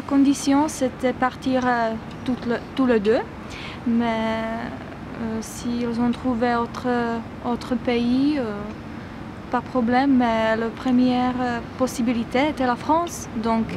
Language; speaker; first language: French; non-native, fluent; Czech